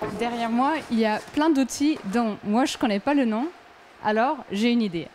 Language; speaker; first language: French; non-native, fluent; German